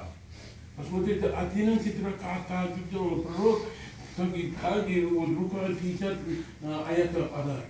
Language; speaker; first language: Russian; non-native, local second language; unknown